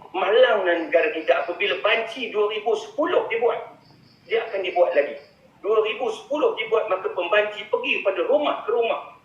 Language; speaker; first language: Malay; native; Malay